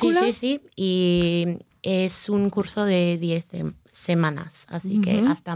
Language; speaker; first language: Spanish; non-native, fluent; English